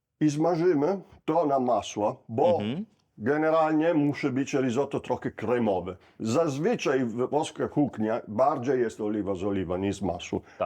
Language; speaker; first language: Polish; non-native, learner; Italian